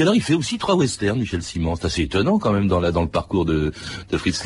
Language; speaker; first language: French; native; French